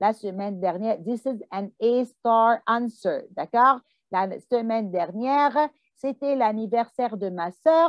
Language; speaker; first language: French; non-native, fluent; Arabic